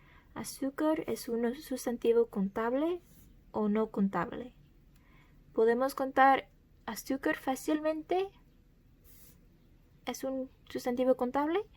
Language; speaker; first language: Spanish; early bilingual, heritage; Spanish